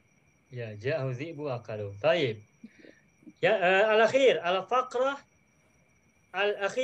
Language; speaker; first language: Arabic; non-native, fluent; Indonesian